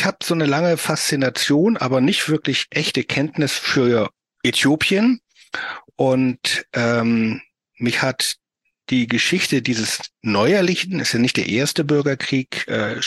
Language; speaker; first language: German; native; German